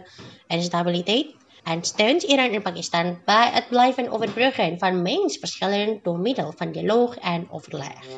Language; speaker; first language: Dutch; non-native, local second language; Indonesian